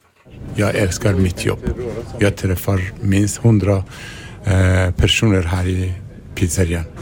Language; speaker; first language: Swedish; non-native, learner; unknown